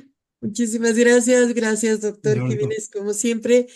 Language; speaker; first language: Spanish; native; Spanish